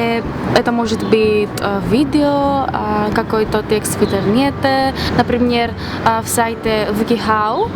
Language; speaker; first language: Russian; non-native, fluent; Greek